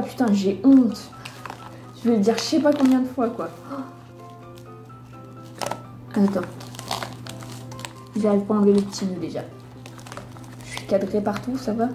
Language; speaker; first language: French; native; French